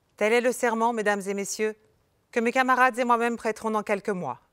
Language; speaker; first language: French; native; French